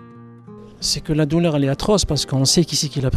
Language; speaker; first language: French; non-native, local second language; Arabic